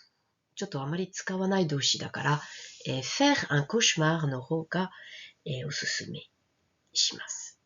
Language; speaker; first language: Japanese; non-native, fluent; French